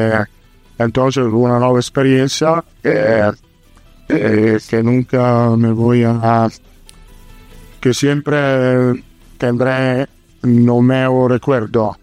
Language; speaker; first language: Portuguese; non-native, learner; Italian